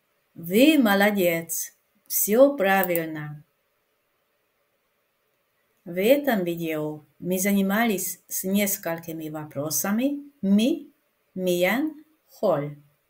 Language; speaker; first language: Russian; non-native, fluent; Hungarian